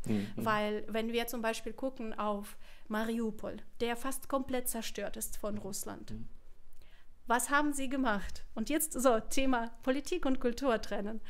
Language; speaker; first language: German; non-native, fluent; Russian